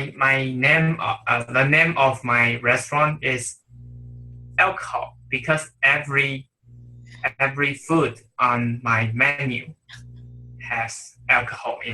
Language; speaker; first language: English; non-native, learner; Chinese